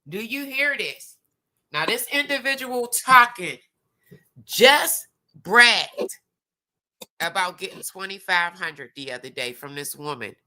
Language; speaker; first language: English; native; English